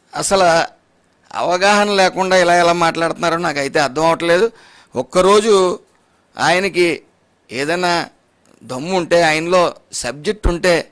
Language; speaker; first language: Telugu; native; Telugu